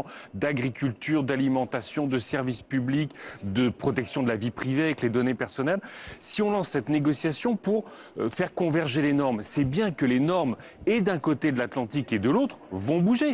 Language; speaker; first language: French; native; French